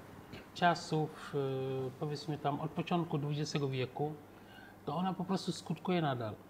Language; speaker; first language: Polish; non-native, fluent; Wolof